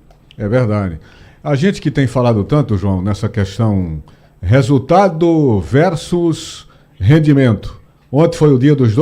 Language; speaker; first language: Portuguese; native; Portuguese